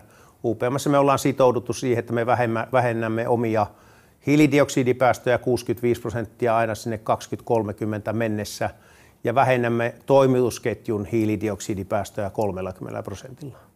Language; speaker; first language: Finnish; native; Finnish